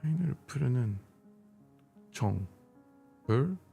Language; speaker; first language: Korean; non-native, learner; English